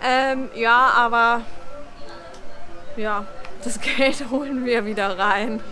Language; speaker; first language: German; native; German